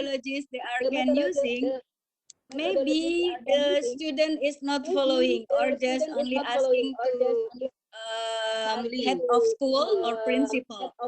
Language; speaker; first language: English; non-native, learner; Indonesian